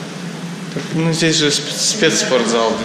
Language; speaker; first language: Russian; native; Russian